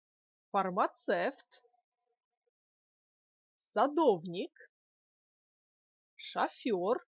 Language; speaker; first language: Russian; non-native, fluent; Polish